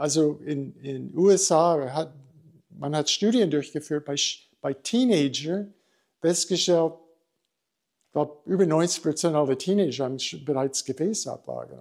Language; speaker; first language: German; non-native, fluent; English